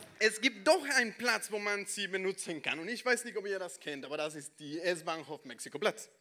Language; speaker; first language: German; non-native, fluent; Spanish